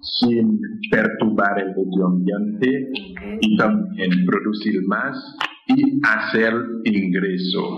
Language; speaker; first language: Spanish; non-native, fluent; Haitian Creole